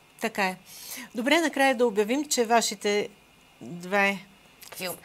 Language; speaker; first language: Bulgarian; native; Bulgarian